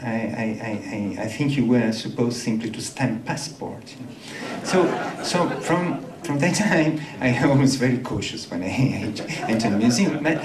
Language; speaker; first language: English; non-native, fluent; Italian